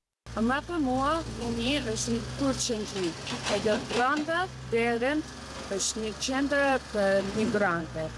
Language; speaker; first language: Albanian; non-native, learner; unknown